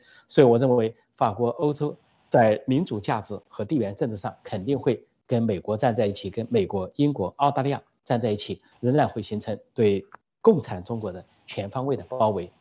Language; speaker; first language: Chinese; native; Chinese